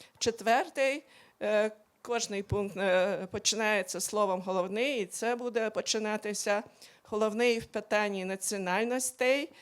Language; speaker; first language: Ukrainian; non-native, local second language; Hungarian